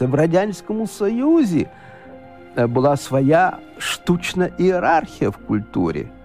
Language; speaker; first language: Ukrainian; non-native, local second language; Russian